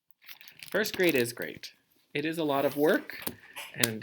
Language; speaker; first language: English; native; English